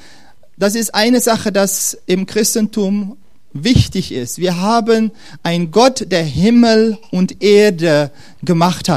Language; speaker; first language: German; non-native, fluent; Dutch